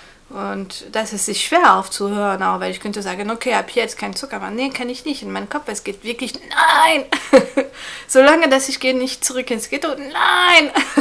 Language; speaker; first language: German; non-native, fluent; French